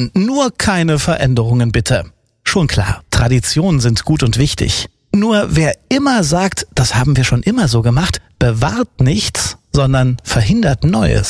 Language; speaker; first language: German; native; German